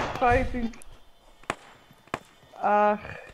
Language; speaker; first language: English; non-native, fluent; Polish